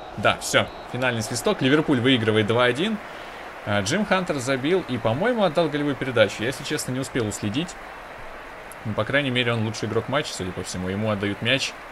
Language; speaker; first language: Russian; native; Russian